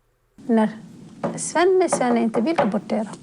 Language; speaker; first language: Swedish; non-native, fluent; Somali